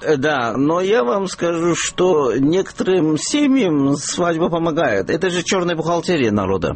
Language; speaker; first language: Russian; non-native, local second language; Azerbaijani